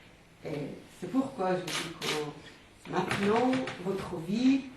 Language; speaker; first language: French; non-native, fluent; Persian